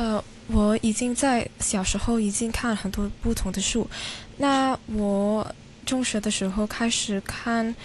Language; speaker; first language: Chinese; non-native, local second language; Cantonese